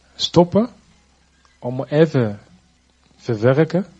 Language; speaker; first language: Dutch; non-native, fluent; Rundi